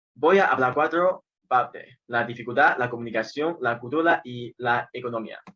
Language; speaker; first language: Spanish; non-native, fluent; Chinese